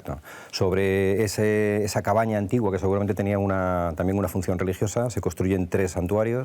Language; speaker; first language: Spanish; native; Spanish